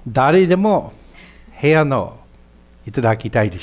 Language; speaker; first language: Japanese; non-native, fluent; English